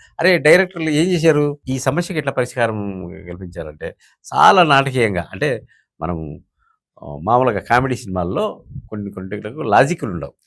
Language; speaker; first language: Telugu; native; Telugu